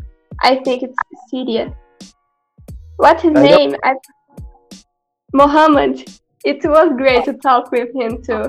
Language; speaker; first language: English; non-native, learner; Portuguese